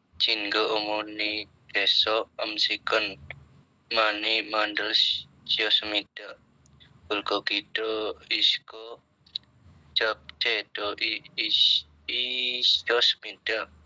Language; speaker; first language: Korean; non-native, learner; Indonesian